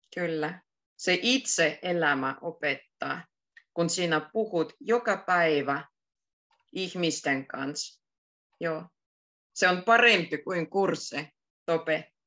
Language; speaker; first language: Finnish; native; Finnish